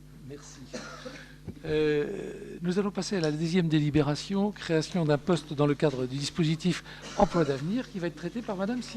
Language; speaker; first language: French; native; French